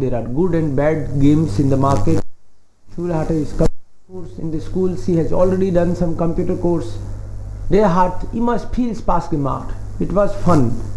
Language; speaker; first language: English; non-native, local second language; Hindi